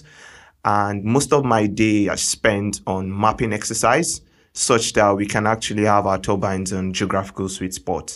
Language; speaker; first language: English; non-native, local second language; Yoruba